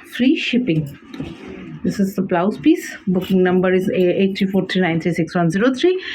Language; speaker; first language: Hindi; non-native, local second language; Bangla